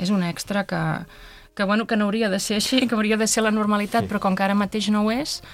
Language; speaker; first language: Catalan; native; Catalan